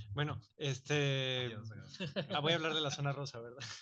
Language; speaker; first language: Spanish; native; Spanish